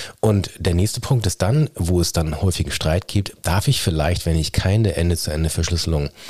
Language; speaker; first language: German; native; German